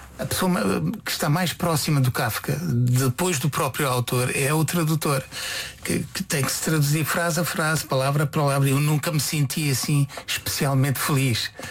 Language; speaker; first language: Portuguese; non-native, fluent; Konkani